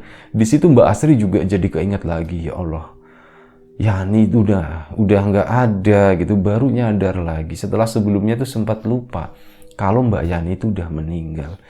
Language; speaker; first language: Indonesian; native; Indonesian